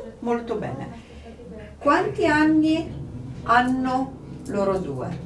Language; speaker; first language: Italian; non-native, fluent; Polish